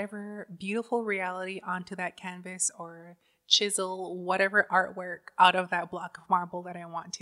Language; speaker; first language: English; native; English